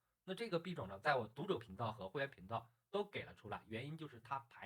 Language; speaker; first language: Chinese; native; Chinese